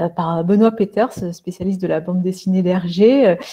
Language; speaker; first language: French; native; French